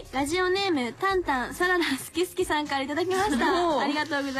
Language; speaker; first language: Japanese; native; Japanese